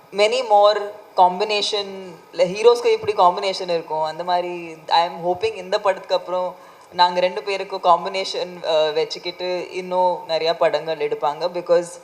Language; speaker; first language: Tamil; non-native, fluent; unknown